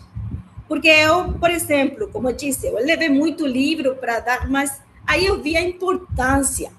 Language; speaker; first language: Portuguese; non-native, learner; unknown